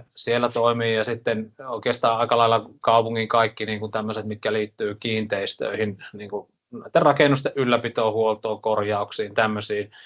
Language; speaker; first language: Finnish; native; Finnish